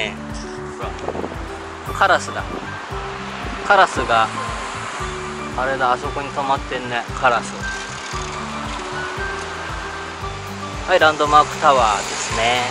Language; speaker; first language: Japanese; native; Japanese